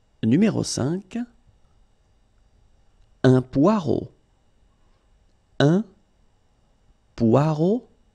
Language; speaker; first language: French; native; French